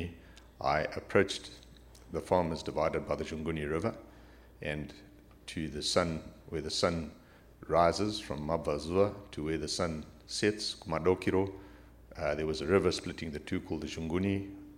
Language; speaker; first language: English; native; English